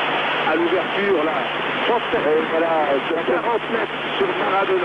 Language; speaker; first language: French; native; French